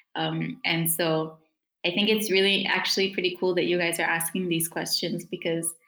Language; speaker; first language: English; native; English